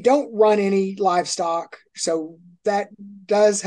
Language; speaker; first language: English; native; English